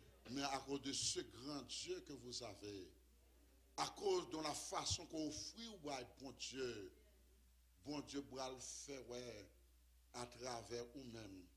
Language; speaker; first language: French; native; French